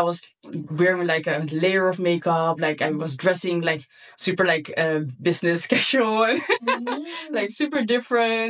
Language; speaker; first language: English; non-native, fluent; Dutch